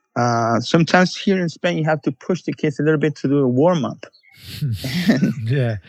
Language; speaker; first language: English; non-native, fluent; Spanish